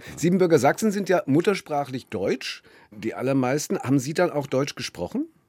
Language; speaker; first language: German; native; German